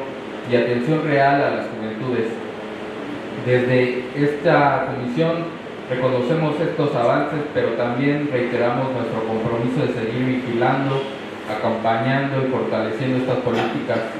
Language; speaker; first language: Spanish; native; Spanish